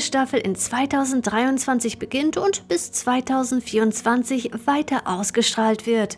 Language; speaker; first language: German; native; German